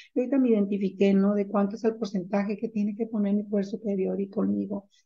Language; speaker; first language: Spanish; native; Spanish